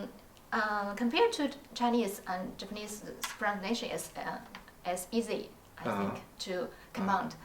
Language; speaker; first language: English; non-native, learner; Chinese